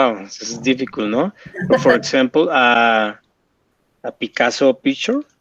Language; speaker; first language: English; non-native, learner; Spanish